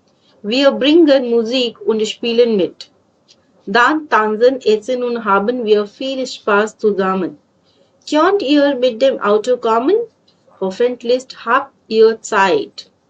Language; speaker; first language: German; non-native, learner; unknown